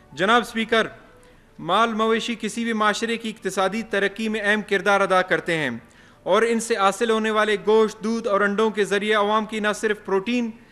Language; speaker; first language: Urdu; non-native, local second language; Baluchi